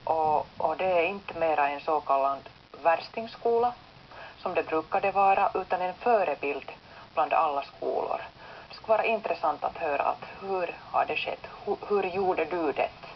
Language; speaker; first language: Swedish; non-native, local second language; Finnish